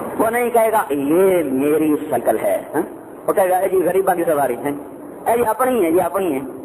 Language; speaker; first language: Urdu; non-native, local second language; Punjabi